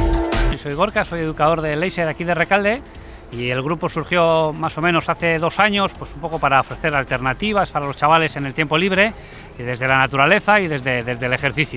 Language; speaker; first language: Spanish; native; Spanish